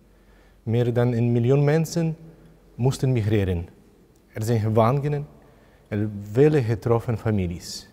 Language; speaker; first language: Dutch; non-native, fluent; Ukrainian